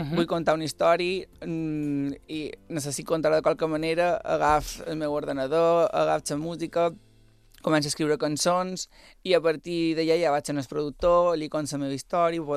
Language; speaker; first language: Catalan; native; Catalan